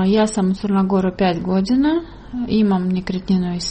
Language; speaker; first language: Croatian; non-native, learner; Russian